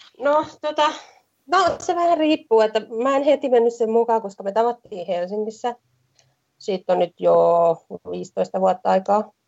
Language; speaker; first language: Finnish; native; Finnish